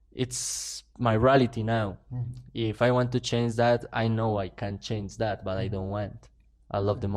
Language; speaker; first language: English; non-native, learner; Spanish